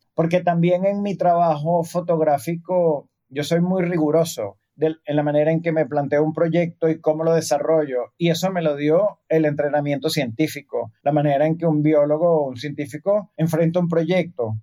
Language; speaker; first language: Spanish; native; Spanish